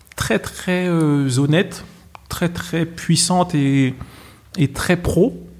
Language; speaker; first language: French; native; French